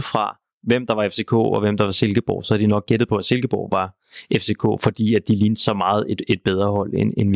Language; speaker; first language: Danish; native; Danish